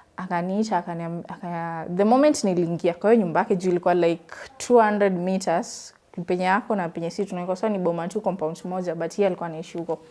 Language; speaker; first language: Swahili; non-native, local second language; Luyia